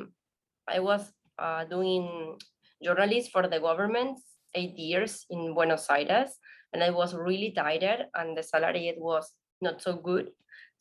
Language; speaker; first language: English; non-native, learner; Spanish